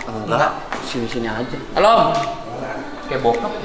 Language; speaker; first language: Indonesian; native; Indonesian